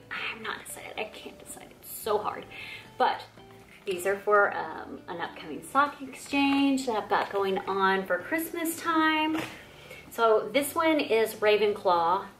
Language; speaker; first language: English; native; English